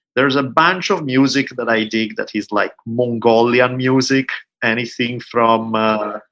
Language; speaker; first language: English; non-native, fluent; Italian